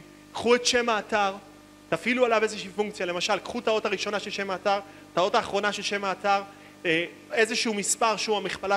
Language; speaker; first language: Hebrew; native; Hebrew